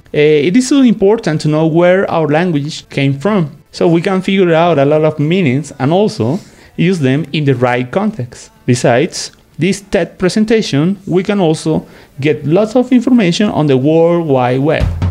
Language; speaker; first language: English; non-native, fluent; Spanish